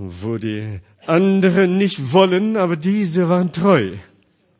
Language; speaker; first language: German; non-native, fluent; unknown